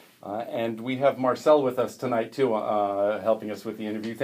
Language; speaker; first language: English; native; English